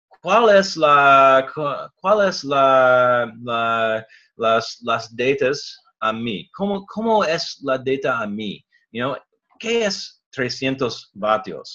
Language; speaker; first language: Spanish; non-native, learner; English